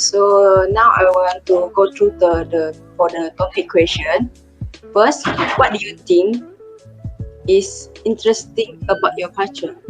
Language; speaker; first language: English; non-native, local second language; Malay